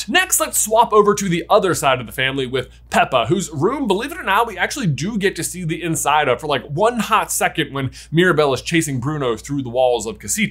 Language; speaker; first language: English; native; English